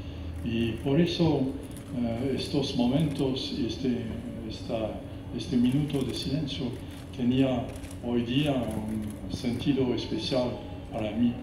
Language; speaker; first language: Spanish; non-native, fluent; French